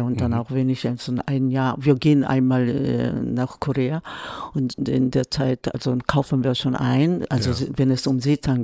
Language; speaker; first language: German; non-native, fluent; Korean